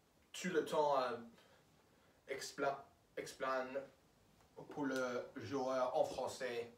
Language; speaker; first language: French; non-native, learner; English